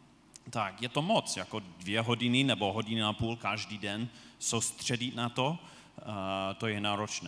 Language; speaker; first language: Czech; non-native, fluent; English